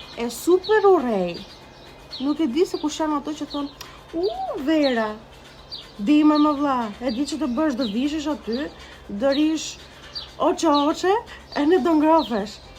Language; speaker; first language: Albanian; early bilingual, heritage; Albanian